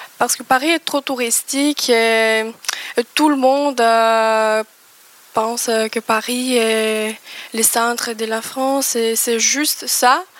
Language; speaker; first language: French; non-native, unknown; Greek